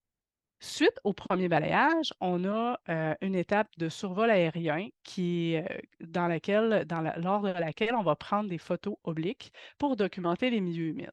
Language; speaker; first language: French; native; French